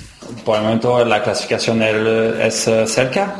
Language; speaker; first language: Spanish; non-native, learner; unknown